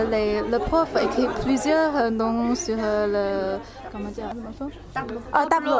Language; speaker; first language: French; non-native, learner; Chinese